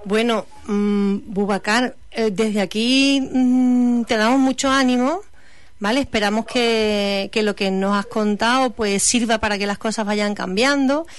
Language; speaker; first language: Spanish; native; Spanish